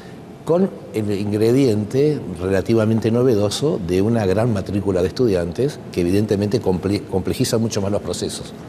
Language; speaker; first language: Spanish; native; Spanish